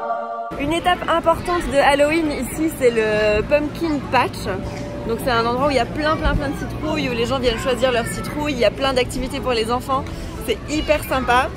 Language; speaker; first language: French; native; French